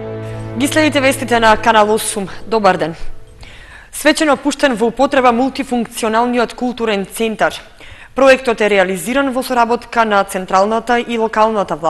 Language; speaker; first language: Macedonian; native; Macedonian